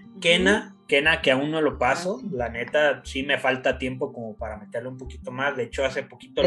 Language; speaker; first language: Spanish; native; Spanish